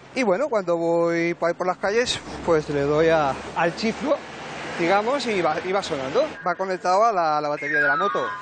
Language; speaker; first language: Spanish; native; Spanish